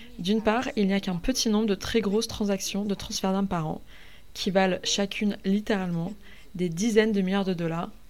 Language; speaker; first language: French; non-native, learner; English